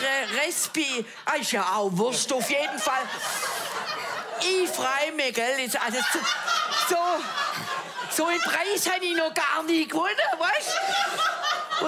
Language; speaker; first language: German; native; German